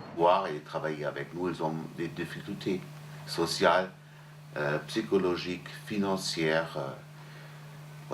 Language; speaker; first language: French; non-native, fluent; German